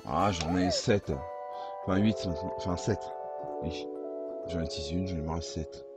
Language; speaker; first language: French; native; French